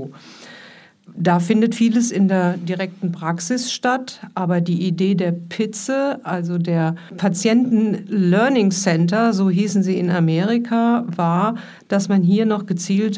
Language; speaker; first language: German; native; German